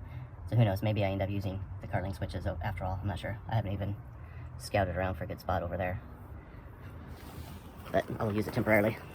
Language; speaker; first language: English; native; English